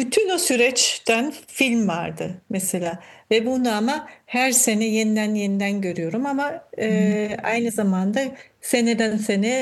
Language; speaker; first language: Turkish; non-native, fluent; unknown